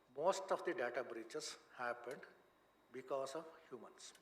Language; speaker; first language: English; non-native, local second language; Kannada